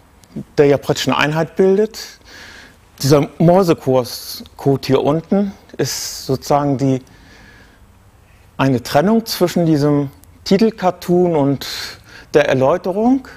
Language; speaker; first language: German; native; German